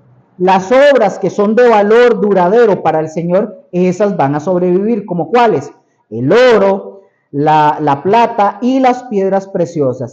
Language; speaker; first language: Spanish; native; Spanish